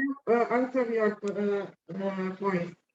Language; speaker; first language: English; non-native, learner; Indonesian